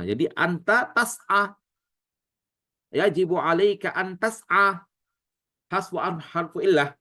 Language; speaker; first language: Arabic; non-native, fluent; Indonesian